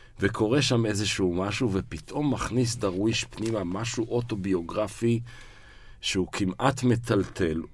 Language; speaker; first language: Hebrew; native; Hebrew